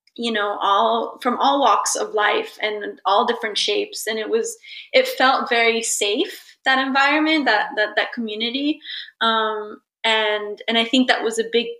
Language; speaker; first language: English; early bilingual, other home language; Italian